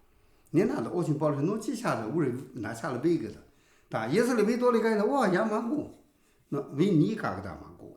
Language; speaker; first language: Russian; non-native, learner; Chinese